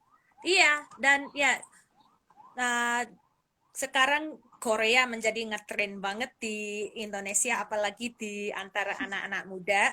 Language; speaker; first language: Indonesian; non-native, fluent; English